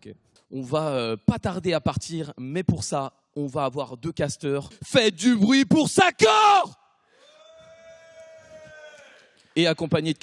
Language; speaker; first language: French; native; French